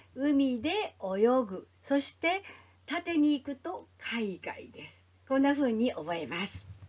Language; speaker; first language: Japanese; native; Japanese